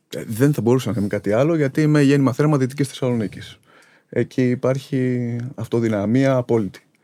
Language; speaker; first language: Greek; native; Greek